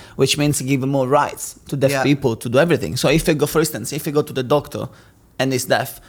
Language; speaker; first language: English; non-native, fluent; Italian